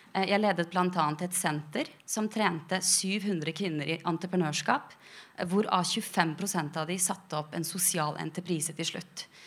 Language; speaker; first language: Norwegian; early bilingual, other home language; Persian